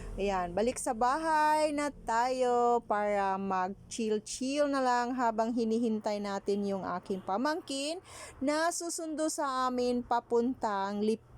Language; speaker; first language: Filipino; native; Filipino